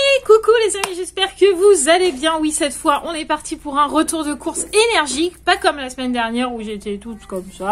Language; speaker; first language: French; native; French